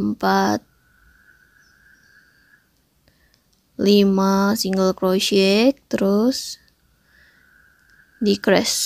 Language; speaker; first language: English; non-native, local second language; Indonesian